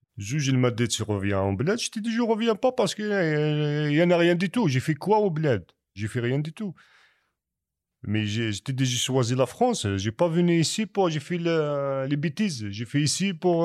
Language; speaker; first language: French; non-native, learner; Kabyle